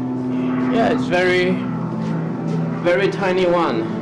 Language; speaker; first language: English; non-native, learner; French